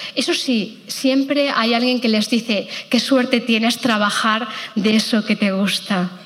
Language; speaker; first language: Spanish; native; Spanish